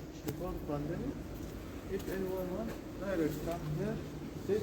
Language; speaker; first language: English; non-native, learner; Turkish